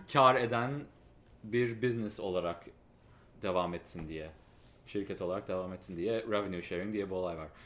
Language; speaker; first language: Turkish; early bilingual, heritage; Turkish